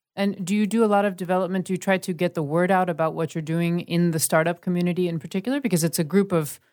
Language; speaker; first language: English; native; English